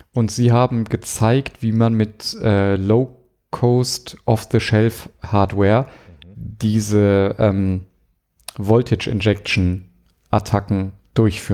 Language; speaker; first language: German; native; German